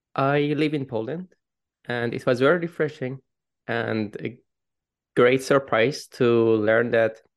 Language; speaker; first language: English; non-native, fluent; Persian